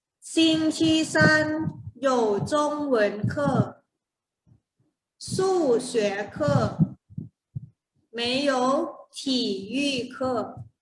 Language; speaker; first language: Chinese; non-native, fluent; Thai